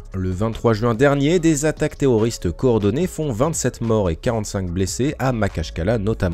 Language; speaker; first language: French; native; French